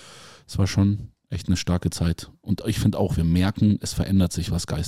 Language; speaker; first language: German; native; German